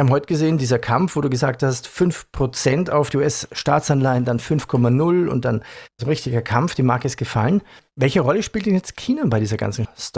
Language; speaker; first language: German; native; German